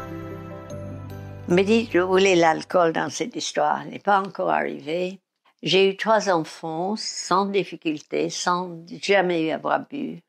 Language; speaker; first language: French; non-native, fluent; English